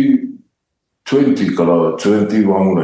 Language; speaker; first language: Japanese; native; Japanese